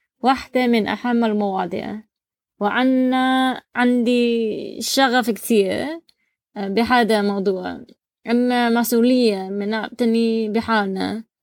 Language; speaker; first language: Arabic; non-native, learner; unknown